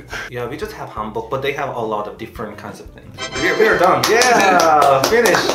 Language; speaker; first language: English; non-native, fluent; Korean